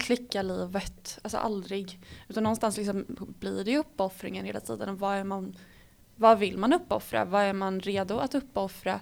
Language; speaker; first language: Swedish; native; Swedish